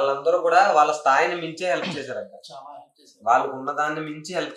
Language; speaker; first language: Telugu; native; Telugu